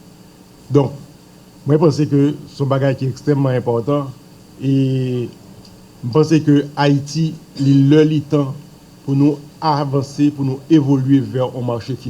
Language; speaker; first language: French; non-native, local second language; Haitian Creole